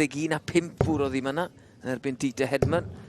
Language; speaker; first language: Welsh; native; Welsh